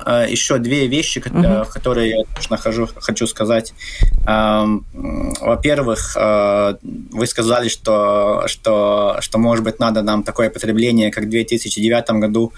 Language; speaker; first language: Russian; non-native, local second language; Latvian